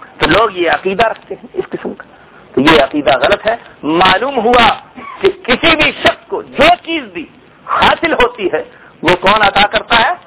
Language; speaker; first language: Urdu; non-native, local second language; Punjabi